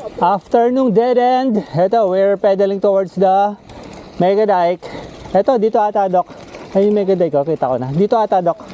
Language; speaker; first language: Filipino; native; Filipino